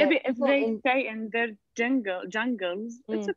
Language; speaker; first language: English; non-native, fluent; Arabic